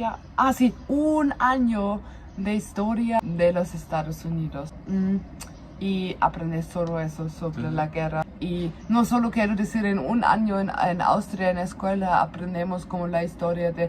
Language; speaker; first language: Spanish; non-native, fluent; German